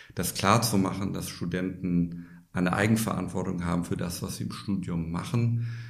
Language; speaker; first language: German; native; German